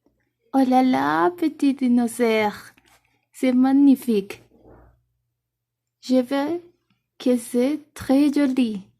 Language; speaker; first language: French; non-native, learner; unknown